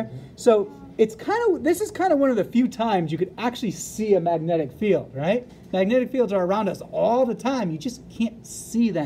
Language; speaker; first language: English; native; English